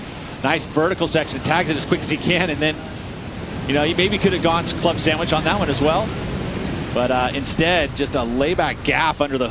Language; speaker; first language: English; native; English